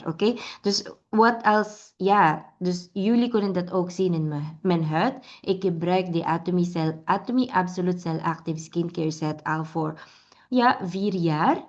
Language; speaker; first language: Dutch; non-native, learner; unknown